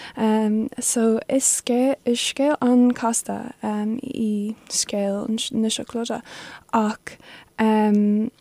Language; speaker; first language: Irish; non-native, local second language; English